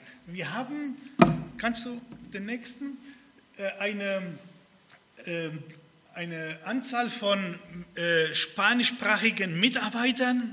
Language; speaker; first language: German; early bilingual, other home language; Spanish